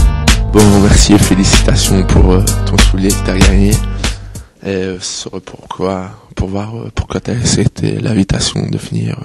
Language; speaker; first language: French; native; French